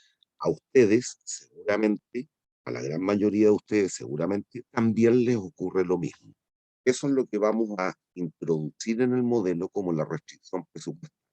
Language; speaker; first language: Spanish; native; Spanish